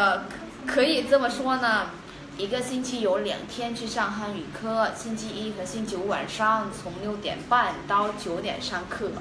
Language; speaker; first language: Chinese; non-native, fluent; Vietnamese